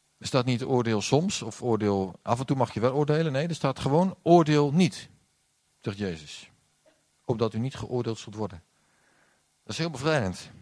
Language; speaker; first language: Dutch; native; Dutch